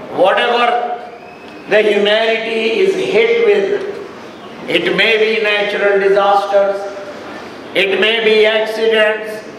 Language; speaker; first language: English; non-native, local second language; Urdu